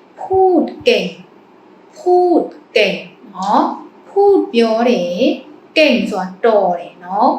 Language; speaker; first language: Thai; non-native, fluent; Burmese